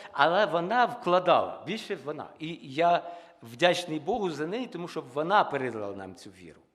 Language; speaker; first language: Ukrainian; non-native, local second language; Russian